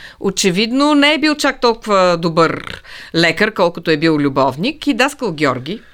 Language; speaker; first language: Bulgarian; native; Bulgarian